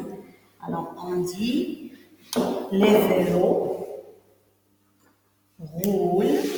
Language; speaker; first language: French; non-native, local second language; Arabic